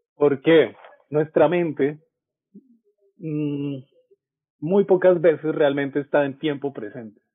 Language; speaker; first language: Spanish; native; Spanish